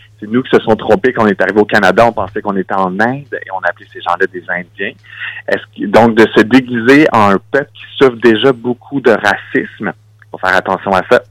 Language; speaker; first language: French; native; French